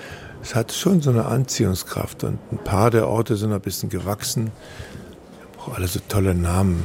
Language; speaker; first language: German; native; German